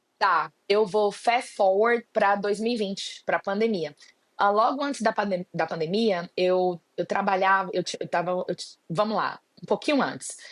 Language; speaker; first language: Portuguese; native; Portuguese